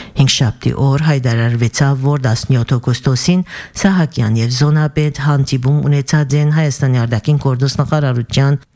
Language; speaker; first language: Armenian; early bilingual, heritage; Armenian